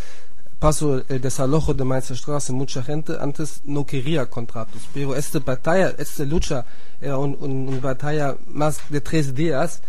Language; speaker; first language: Spanish; non-native, fluent; German